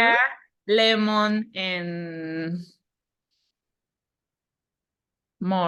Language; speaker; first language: English; non-native, learner; Spanish